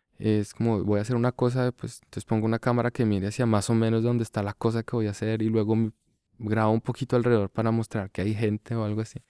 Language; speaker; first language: Spanish; native; Spanish